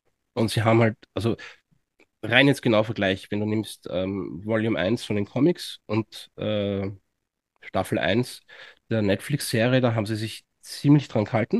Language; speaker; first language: German; native; German